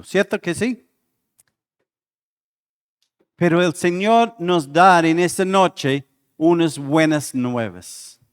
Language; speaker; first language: Spanish; non-native, fluent; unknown